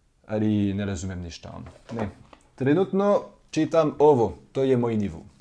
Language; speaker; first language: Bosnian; non-native, fluent; French